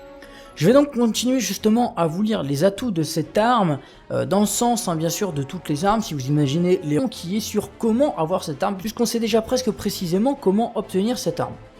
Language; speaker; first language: French; native; French